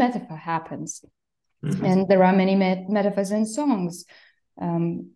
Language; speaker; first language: English; non-native, fluent; Lithuanian